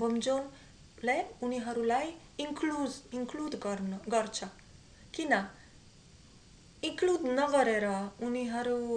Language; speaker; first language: Nepali; non-native, learner; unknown